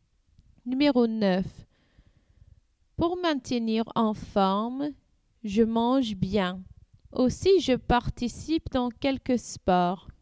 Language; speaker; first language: French; non-native, learner; English